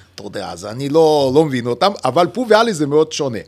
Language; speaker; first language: Hebrew; non-native, fluent; Russian